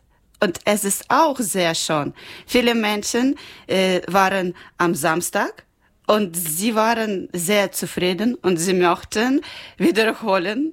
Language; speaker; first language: German; non-native, learner; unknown